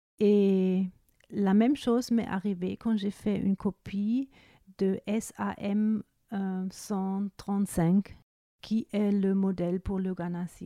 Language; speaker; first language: French; non-native, fluent; German